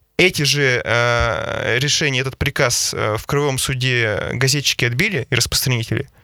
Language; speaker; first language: Russian; native; Russian